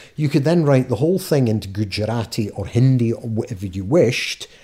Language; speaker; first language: English; native; English